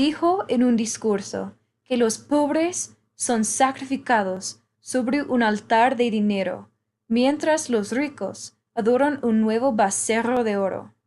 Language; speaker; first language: Spanish; non-native, learner; English